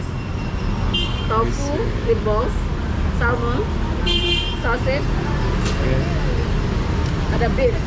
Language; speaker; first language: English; non-native, learner; Indonesian